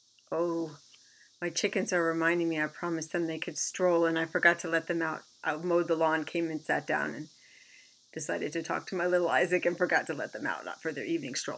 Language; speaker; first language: English; native; English